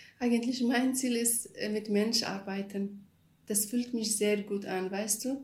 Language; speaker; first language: German; non-native, learner; Kurdish